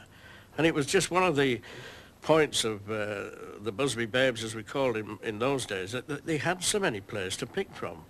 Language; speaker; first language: English; native; English